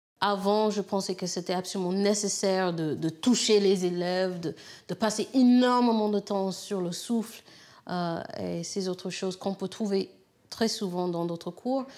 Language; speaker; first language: French; non-native, fluent; English